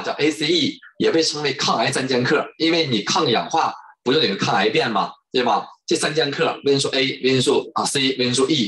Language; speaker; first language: Chinese; native; Chinese